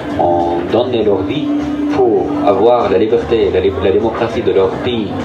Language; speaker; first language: French; non-native, fluent; Arabic